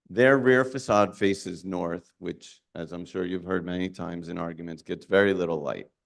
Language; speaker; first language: English; native; English